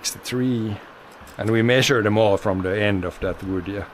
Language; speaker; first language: English; non-native, fluent; Swedish